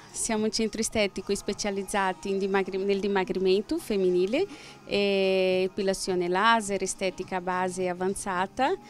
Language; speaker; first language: Italian; non-native, fluent; Portuguese